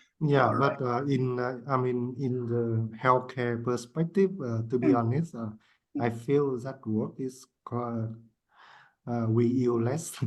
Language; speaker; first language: English; non-native, fluent; Vietnamese